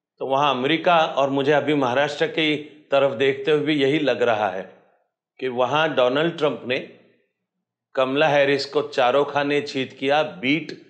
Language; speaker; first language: Hindi; non-native, local second language; Marathi